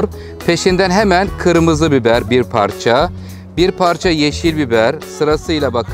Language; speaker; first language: Turkish; native; Turkish